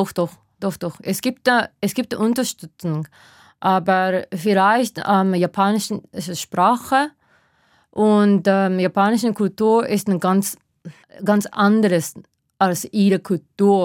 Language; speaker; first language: German; non-native, fluent; Japanese